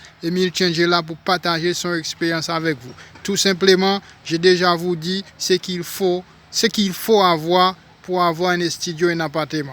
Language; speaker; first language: French; non-native, local second language; Haitian Creole